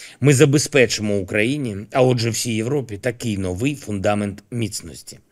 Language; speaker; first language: Ukrainian; non-native, local second language; Russian